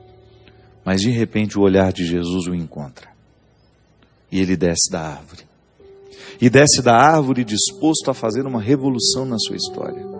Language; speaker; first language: Portuguese; native; Portuguese